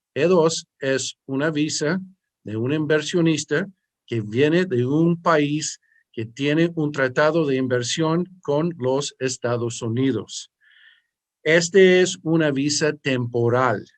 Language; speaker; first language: Spanish; early bilingual, heritage; English